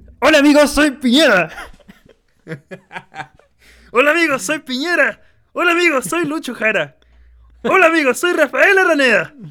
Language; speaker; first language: Spanish; native; Spanish